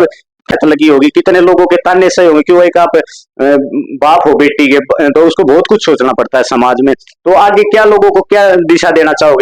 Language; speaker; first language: Hindi; native; Hindi